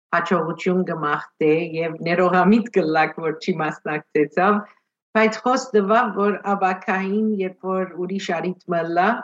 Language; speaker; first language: Armenian; early bilingual, heritage; Armenian